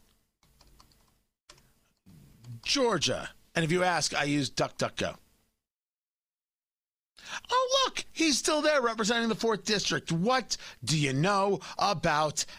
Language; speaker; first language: English; native; English